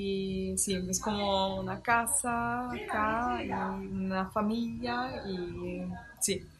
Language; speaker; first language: Spanish; non-native, fluent; German